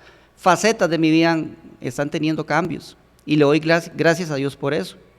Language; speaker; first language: Spanish; native; Spanish